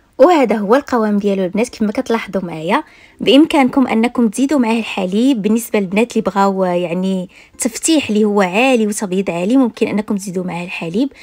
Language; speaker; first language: Arabic; native; Arabic